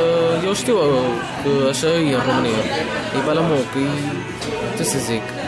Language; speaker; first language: Romanian; early bilingual, heritage; Romanian